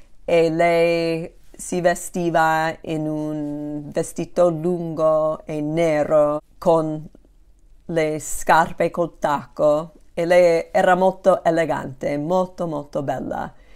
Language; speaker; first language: Italian; non-native, fluent; English